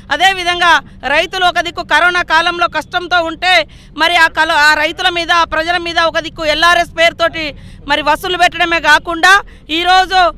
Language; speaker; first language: Telugu; native; Telugu